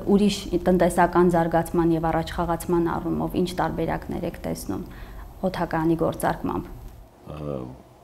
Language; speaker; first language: Armenian; native; Armenian